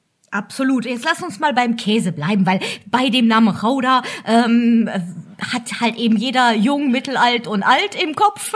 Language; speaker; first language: German; native; German